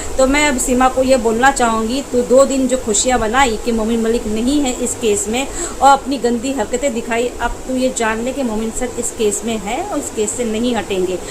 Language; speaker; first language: Hindi; native; Hindi